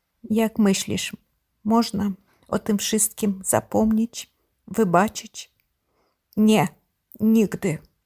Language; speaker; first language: Polish; non-native, learner; Ukrainian